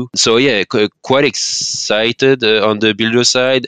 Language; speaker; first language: English; non-native, fluent; French